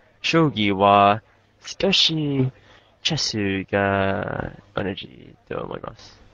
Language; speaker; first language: Japanese; non-native, learner; English